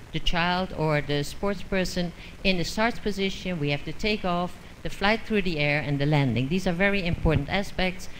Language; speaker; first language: English; non-native, fluent; Dutch